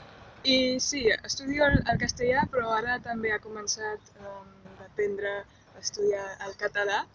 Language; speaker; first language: Catalan; non-native, learner; German